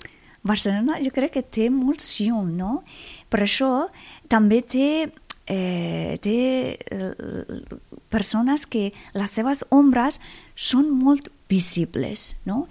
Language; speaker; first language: Catalan; non-native, fluent; Persian